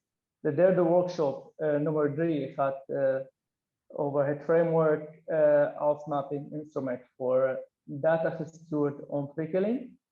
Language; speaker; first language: Dutch; non-native, fluent; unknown